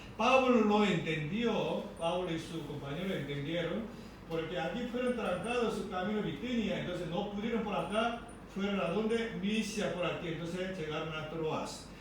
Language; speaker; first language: Spanish; non-native, fluent; Korean